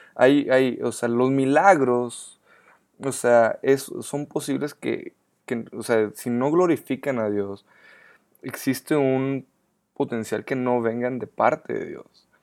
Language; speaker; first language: Spanish; native; Spanish